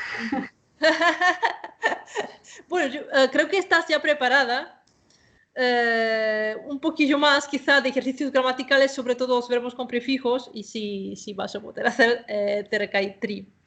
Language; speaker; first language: Spanish; non-native, fluent; Russian